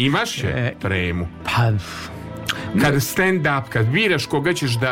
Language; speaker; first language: Serbian; native; Serbian